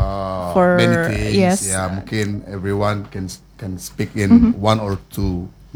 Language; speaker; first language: English; non-native, learner; Indonesian